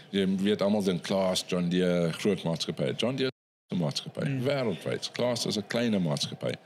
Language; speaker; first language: Afrikaans; non-native, local second language; English